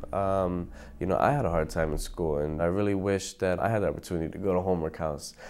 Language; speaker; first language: English; native; English